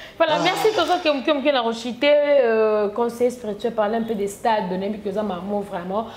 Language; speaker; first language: French; non-native, local second language; Lingala